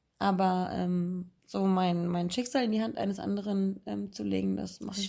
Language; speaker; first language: German; native; German